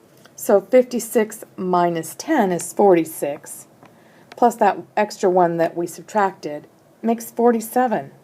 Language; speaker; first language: English; native; English